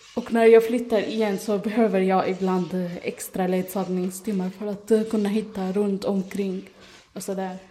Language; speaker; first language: Swedish; non-native, fluent; Arabic